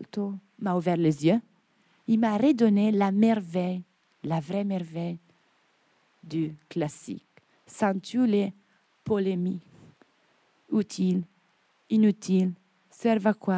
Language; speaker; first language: French; non-native, fluent; Italian